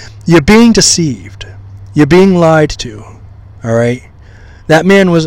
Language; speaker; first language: English; native; English